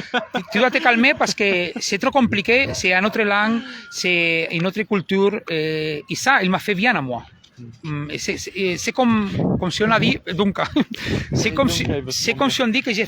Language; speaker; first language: French; non-native, learner; Spanish